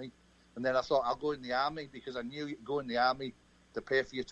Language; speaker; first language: English; native; English